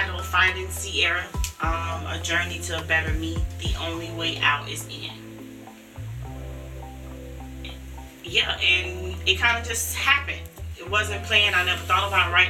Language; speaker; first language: English; native; English